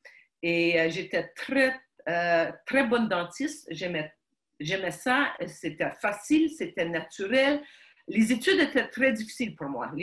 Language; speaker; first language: French; early bilingual, other home language; Ukrainian